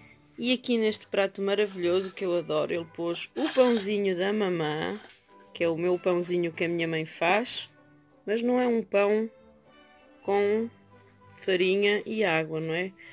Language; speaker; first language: Portuguese; early bilingual, heritage; Portuguese